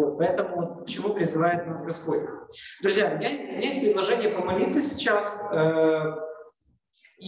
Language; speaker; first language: Russian; native; Russian